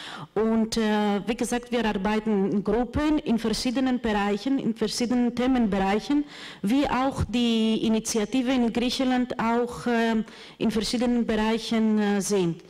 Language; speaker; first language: German; non-native, fluent; Greek